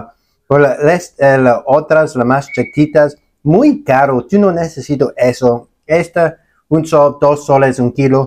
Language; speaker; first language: Spanish; non-native, learner; English